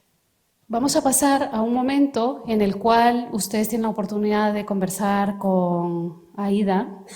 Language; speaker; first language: Spanish; native; Spanish